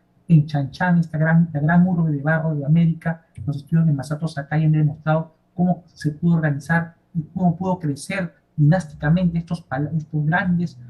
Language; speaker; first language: Spanish; native; Spanish